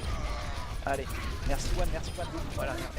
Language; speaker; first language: French; native; French